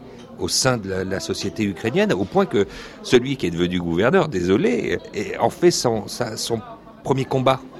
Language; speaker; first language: French; native; French